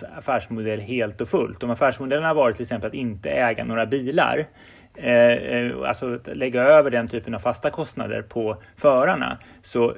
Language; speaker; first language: Swedish; native; Swedish